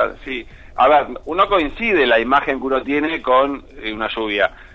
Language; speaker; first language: Spanish; native; Spanish